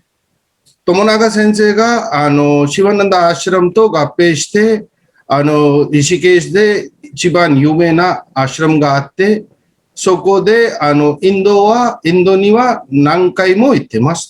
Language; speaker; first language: Japanese; non-native, fluent; Hindi